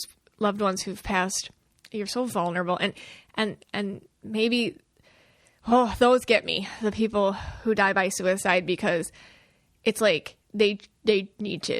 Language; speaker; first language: English; native; English